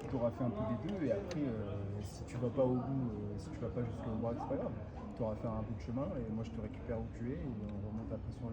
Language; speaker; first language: French; native; French